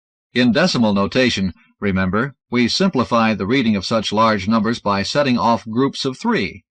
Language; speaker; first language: English; native; English